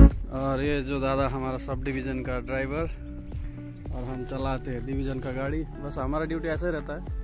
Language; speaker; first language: Hindi; non-native, local second language; Nepali